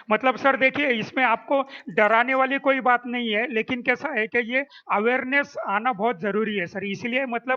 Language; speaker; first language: Hindi; non-native, local second language; Marathi